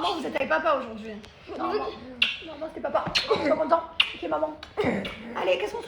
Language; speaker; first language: French; native; French